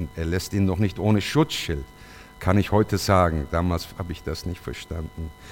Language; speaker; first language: German; early bilingual, other home language; Turkish